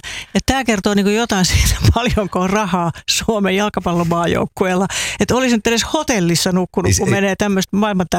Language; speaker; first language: Finnish; native; Finnish